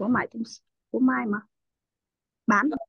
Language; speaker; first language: Chinese; non-native, learner; Vietnamese